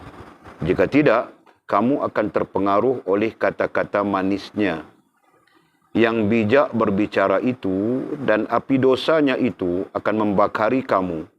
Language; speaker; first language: Malay; native; Malay